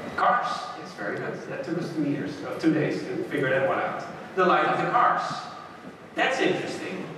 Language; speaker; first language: English; non-native, fluent; Dutch